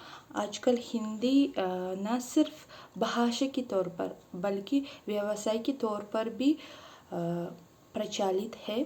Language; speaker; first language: Hindi; non-native, fluent; Uzbek